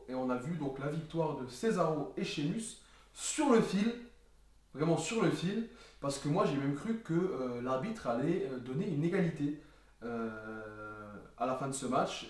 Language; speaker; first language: French; native; French